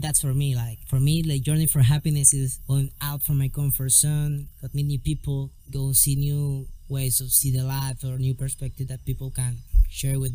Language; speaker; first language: English; non-native, learner; Spanish